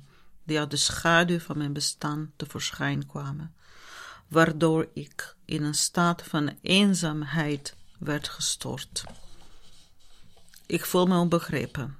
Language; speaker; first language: Dutch; non-native, fluent; Italian